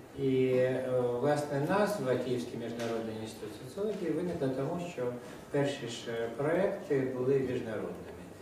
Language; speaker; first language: Ukrainian; non-native, local second language; Russian